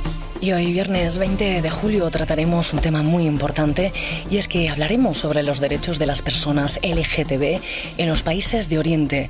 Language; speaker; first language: Spanish; native; Spanish